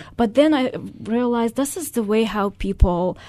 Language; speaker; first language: English; non-native, fluent; Russian